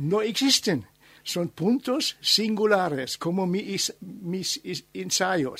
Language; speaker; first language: Spanish; non-native, learner; German